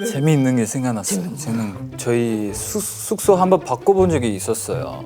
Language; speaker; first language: Korean; non-native, fluent; Chinese